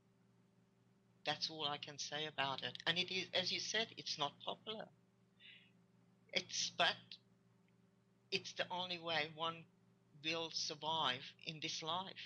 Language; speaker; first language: English; non-native, fluent; Hungarian